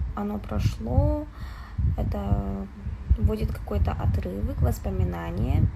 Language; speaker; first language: Russian; non-native, local second language; Kazakh